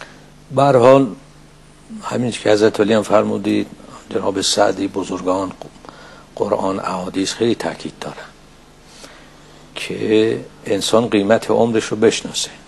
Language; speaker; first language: Persian; native; Persian